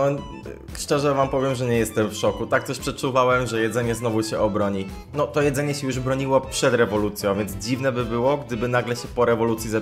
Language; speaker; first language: Polish; native; Polish